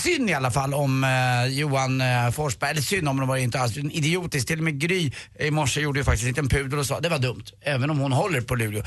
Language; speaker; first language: Swedish; native; Swedish